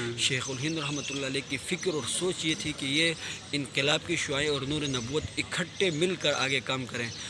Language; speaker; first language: Urdu; non-native, local second language; Shina